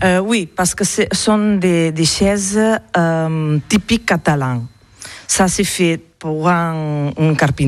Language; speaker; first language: French; non-native, learner; Catalan